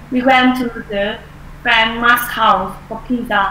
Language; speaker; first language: English; non-native, fluent; Vietnamese